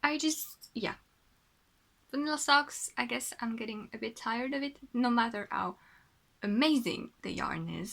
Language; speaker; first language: English; non-native, fluent; French